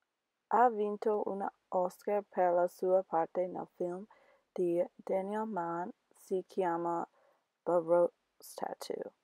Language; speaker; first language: Italian; non-native, learner; English